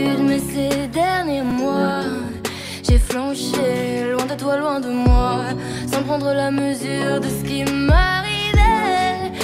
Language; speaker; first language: French; native; French